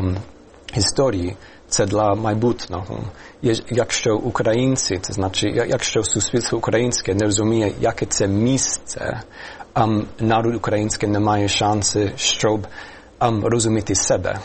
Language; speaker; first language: Ukrainian; non-native, fluent; English